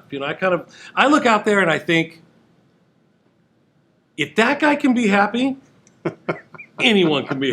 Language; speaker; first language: English; native; English